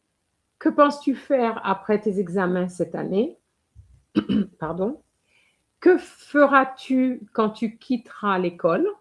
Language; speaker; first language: French; non-native, fluent; English